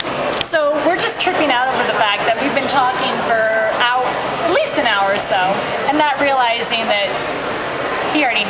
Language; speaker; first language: English; native; English